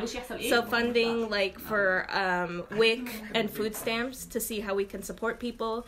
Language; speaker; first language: English; early bilingual, other home language; Arabic